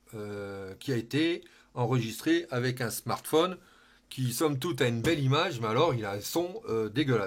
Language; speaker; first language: French; native; French